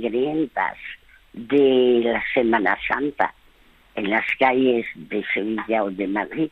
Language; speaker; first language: Spanish; early bilingual, other home language; French